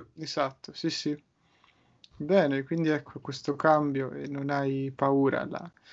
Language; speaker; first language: Italian; native; Italian